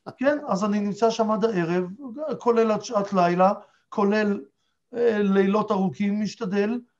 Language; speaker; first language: Hebrew; native; Hebrew